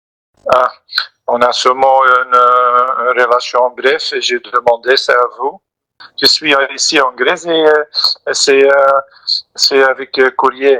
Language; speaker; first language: French; non-native, local second language; Dutch